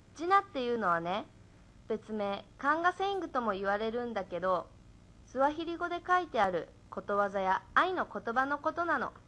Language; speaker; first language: Japanese; native; Japanese